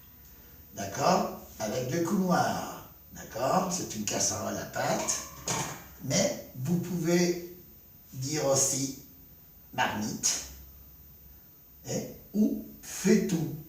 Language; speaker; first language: French; non-native, fluent; Spanish